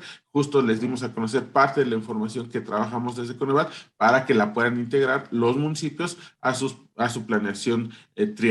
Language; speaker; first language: Spanish; native; Spanish